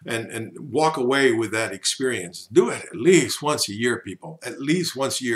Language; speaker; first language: English; native; English